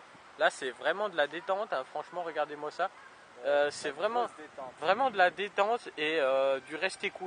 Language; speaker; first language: French; native; French